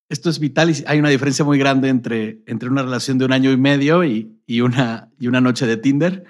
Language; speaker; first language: Spanish; native; Spanish